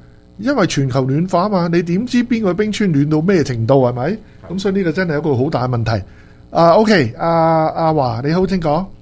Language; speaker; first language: Chinese; native; Chinese